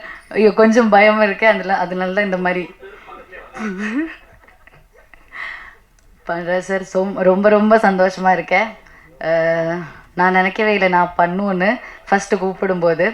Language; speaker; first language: Tamil; non-native, learner; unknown